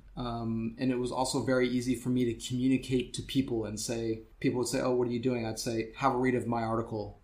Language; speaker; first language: English; native; English